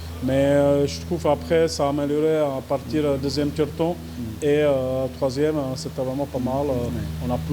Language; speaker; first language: French; non-native, fluent; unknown